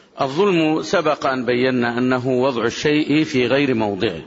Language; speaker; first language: Arabic; native; Arabic